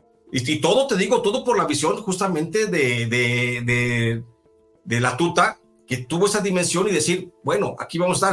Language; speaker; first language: Spanish; native; Spanish